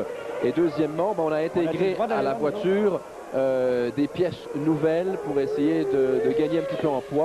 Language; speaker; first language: French; native; French